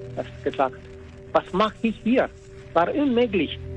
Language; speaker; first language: German; non-native, learner; Italian